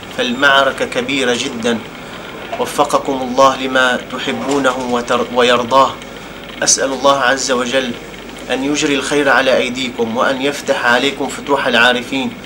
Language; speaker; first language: Arabic; native; Arabic